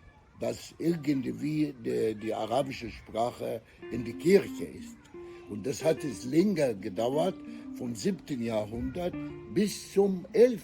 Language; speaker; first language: German; non-native, fluent; Arabic